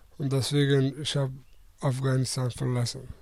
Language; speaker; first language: German; non-native, learner; Persian